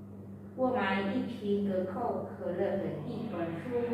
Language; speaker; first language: Chinese; non-native, learner; Indonesian